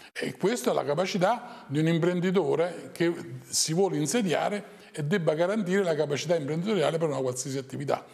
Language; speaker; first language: Italian; native; Italian